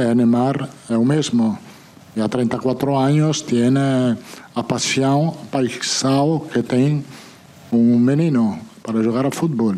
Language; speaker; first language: Spanish; non-native, local second language; Portuguese